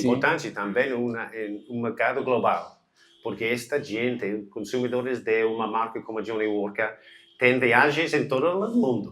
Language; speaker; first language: Portuguese; non-native, learner; English